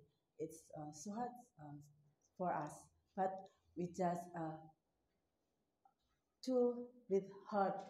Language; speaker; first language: English; non-native, learner; Indonesian